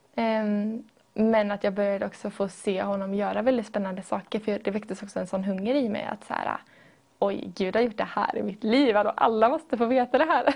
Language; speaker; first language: Swedish; native; Swedish